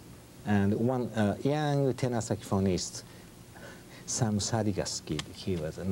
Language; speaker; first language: English; non-native, learner; Japanese